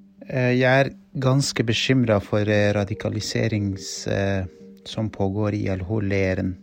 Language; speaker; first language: Norwegian; non-native, fluent; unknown